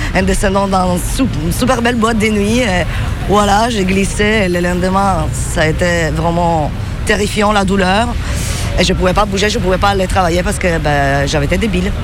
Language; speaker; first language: French; early bilingual, other home language; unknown